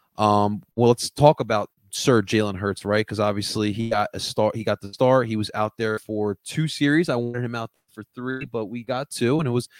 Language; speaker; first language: English; early bilingual, other home language; Spanish